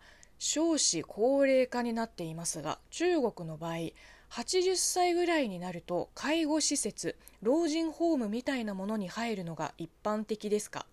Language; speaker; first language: Japanese; non-native, fluent; Chinese